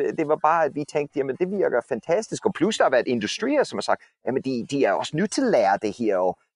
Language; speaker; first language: Danish; non-native, fluent; English